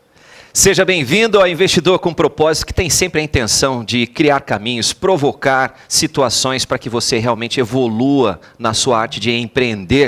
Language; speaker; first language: Portuguese; native; Portuguese